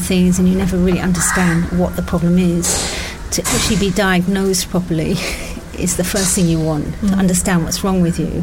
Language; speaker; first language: English; native; English